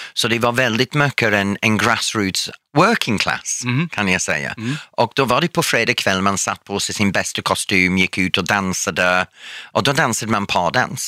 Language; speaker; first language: Swedish; non-native, fluent; English